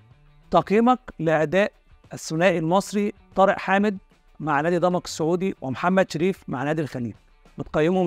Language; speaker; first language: Arabic; native; Arabic